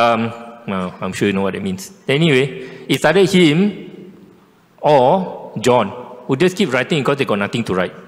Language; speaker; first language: English; non-native, local second language; Chinese